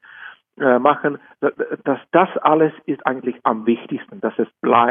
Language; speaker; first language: German; non-native, fluent; Czech